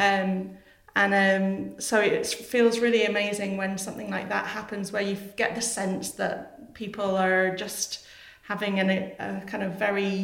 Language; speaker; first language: English; native; English